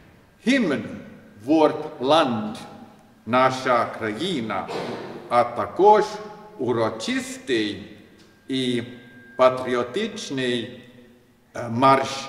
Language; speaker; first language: Ukrainian; non-native, learner; Swedish